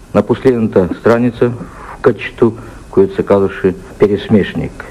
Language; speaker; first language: Bulgarian; early bilingual, heritage; Bulgarian